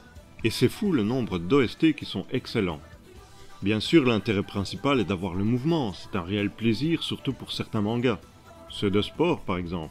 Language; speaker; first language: French; native; French